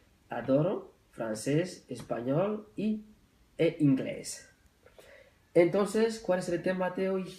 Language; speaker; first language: Spanish; non-native, fluent; French